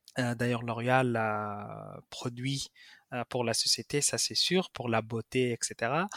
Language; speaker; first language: French; non-native, fluent; Arabic